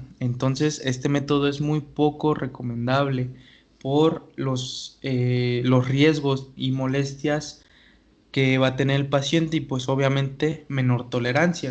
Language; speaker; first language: Spanish; native; Spanish